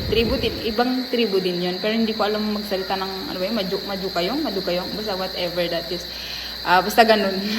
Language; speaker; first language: Filipino; non-native, local second language; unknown